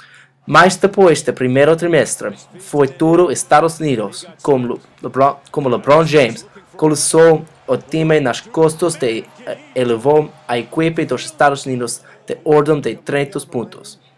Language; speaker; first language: Portuguese; non-native, learner; English